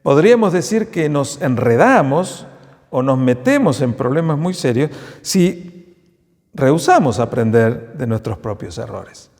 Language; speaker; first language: Spanish; native; Spanish